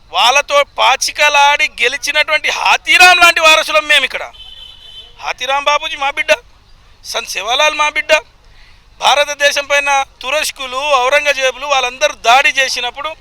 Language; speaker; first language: Telugu; non-native, local second language; Lambadi